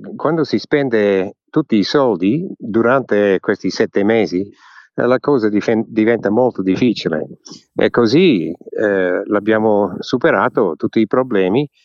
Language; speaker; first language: Italian; early bilingual, heritage; English